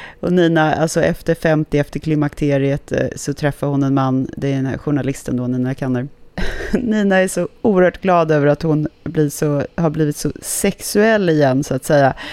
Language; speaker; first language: Swedish; native; Swedish